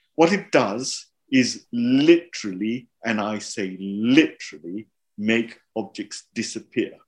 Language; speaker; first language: English; non-native, local second language; Hindi